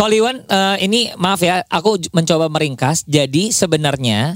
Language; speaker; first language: Indonesian; native; Indonesian